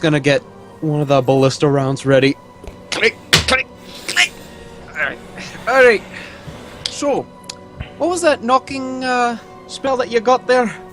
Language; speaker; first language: English; native; English